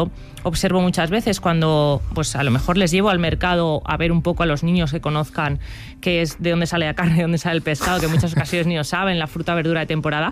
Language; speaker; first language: Spanish; native; Spanish